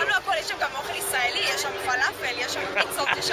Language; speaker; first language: Hebrew; native; Hebrew